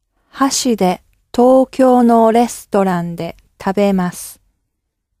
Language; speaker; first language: Japanese; non-native, learner; English